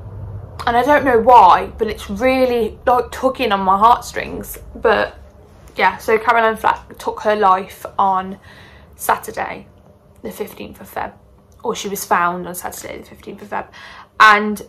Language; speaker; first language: English; native; English